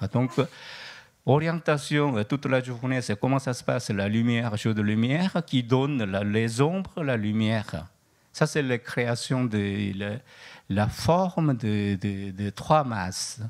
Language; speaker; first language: French; non-native, learner; Korean